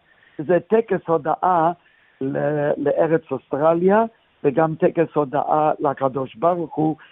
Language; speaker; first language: Hebrew; non-native, fluent; English